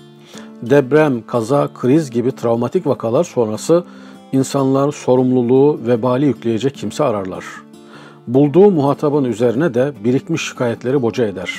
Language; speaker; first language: Turkish; native; Turkish